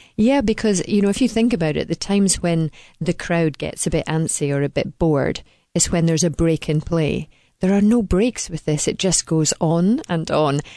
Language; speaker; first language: English; native; English